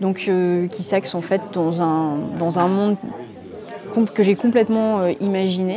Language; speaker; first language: French; native; French